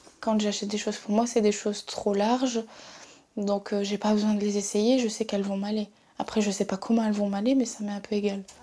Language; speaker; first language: French; native; French